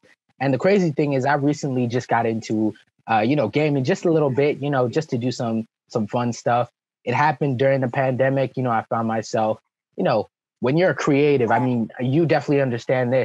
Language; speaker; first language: English; early bilingual, other home language; French